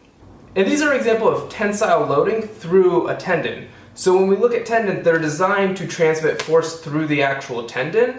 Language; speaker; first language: English; native; English